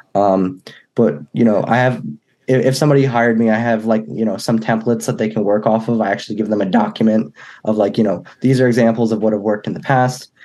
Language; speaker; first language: English; native; English